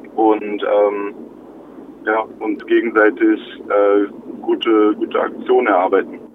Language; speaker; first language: German; native; German